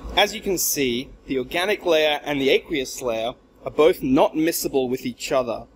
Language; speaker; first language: English; native; English